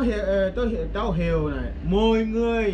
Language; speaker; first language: Vietnamese; non-native, learner; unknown